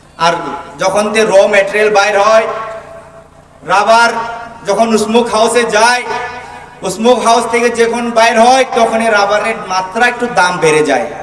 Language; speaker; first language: Bangla; non-native, local second language; Kok Borok